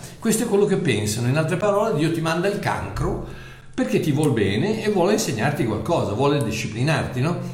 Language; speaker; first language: Italian; non-native, fluent; English